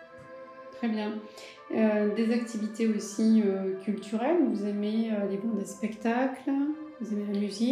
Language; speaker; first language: French; native; French